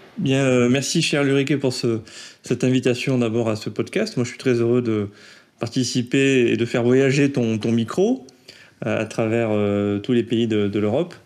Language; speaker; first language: French; native; French